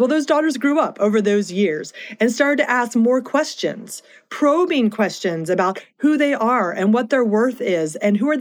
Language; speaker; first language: English; native; English